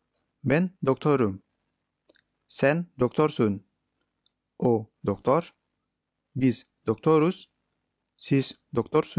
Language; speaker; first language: Turkish; non-native, fluent; Indonesian